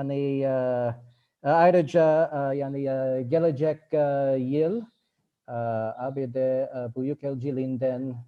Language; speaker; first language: Turkish; non-native, learner; English